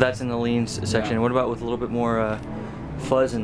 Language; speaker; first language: English; native; English